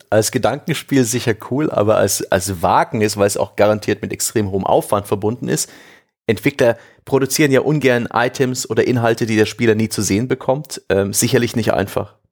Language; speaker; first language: German; native; German